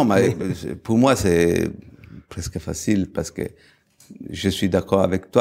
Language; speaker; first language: French; non-native, fluent; Italian